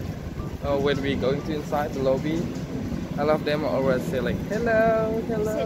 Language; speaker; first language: English; non-native, learner; Indonesian